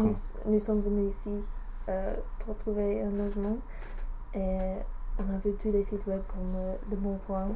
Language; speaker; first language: French; non-native, learner; English